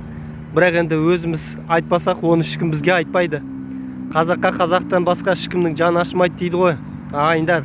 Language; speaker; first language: Kazakh; native; Kazakh